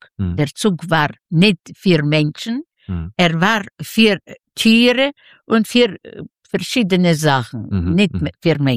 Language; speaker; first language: German; non-native, learner; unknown